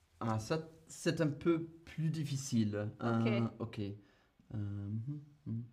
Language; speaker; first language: French; non-native, learner; English